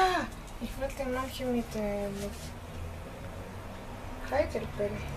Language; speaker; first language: German; non-native, learner; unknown